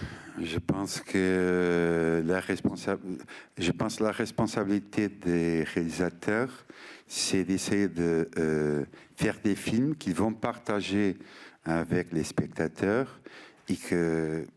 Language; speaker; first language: French; non-native, fluent; Portuguese